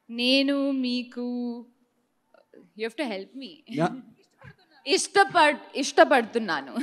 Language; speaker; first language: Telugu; non-native, learner; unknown